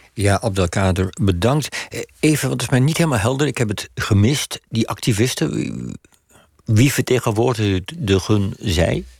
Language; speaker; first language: Dutch; early bilingual, other home language; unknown